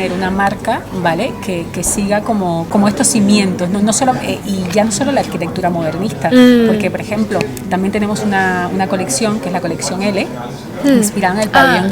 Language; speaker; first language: Spanish; native; Spanish